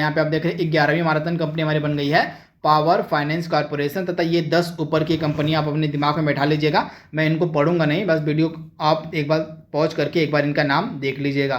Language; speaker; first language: Hindi; native; Hindi